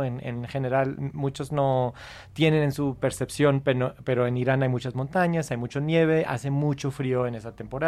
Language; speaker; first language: Spanish; non-native, fluent; English